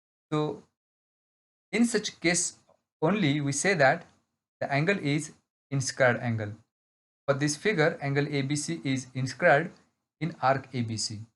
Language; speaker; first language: English; non-native, local second language; Marathi